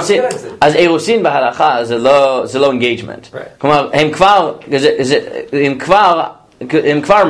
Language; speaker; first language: Hebrew; non-native, fluent; English